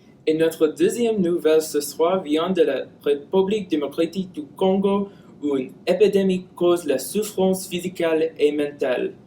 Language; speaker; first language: French; non-native, learner; English